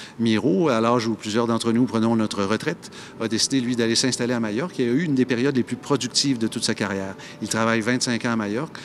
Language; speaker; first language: French; native; French